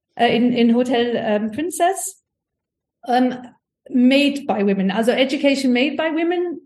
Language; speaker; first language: German; non-native, fluent; English